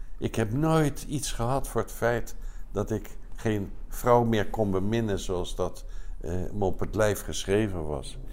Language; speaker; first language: Dutch; native; Dutch